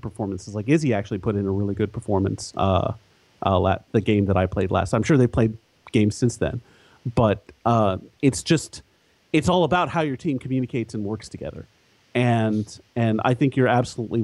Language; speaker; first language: English; native; English